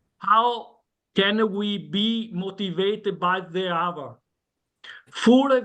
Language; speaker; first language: English; non-native, learner; Italian